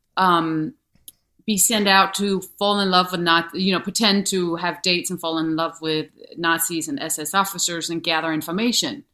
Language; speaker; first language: English; non-native, fluent; Danish